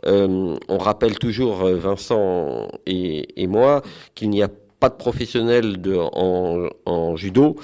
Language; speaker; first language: French; native; French